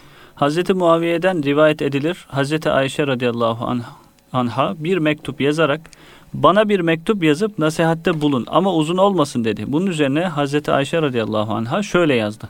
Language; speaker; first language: Turkish; native; Turkish